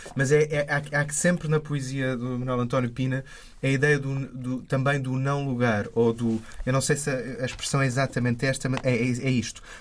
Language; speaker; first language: Portuguese; non-native, fluent; English